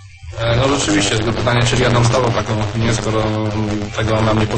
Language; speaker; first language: Polish; native; Polish